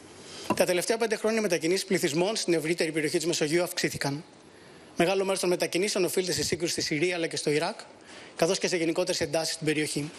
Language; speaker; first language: Greek; native; Greek